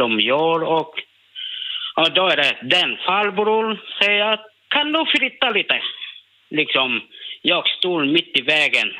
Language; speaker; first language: Swedish; non-native, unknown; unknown